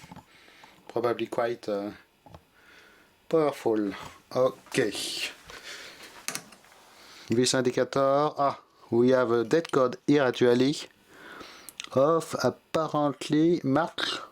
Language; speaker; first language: English; non-native, fluent; French